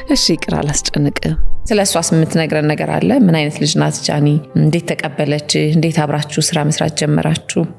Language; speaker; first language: Amharic; native; Amharic